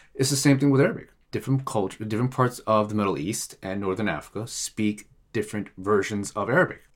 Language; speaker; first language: English; non-native, fluent; Tigrinya